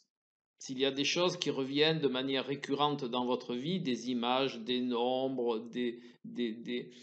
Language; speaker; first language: French; native; French